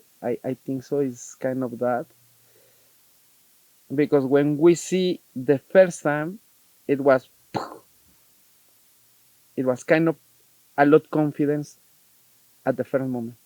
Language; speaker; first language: English; non-native, learner; Spanish